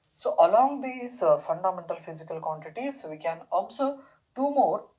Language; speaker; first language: English; non-native, local second language; Kannada